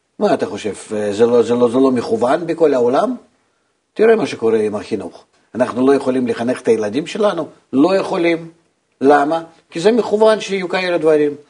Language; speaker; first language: Hebrew; non-native, fluent; Russian